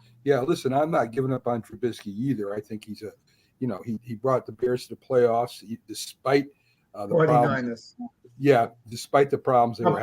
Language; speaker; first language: English; native; English